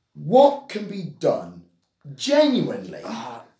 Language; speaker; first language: English; native; English